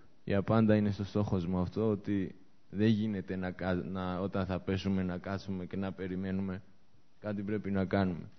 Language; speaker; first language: Greek; non-native, fluent; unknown